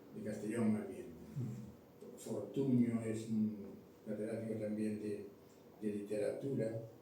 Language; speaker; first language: Spanish; native; Spanish